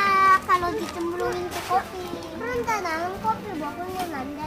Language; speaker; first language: Indonesian; non-native, fluent; Korean